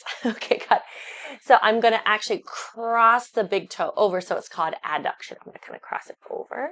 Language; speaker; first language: English; native; English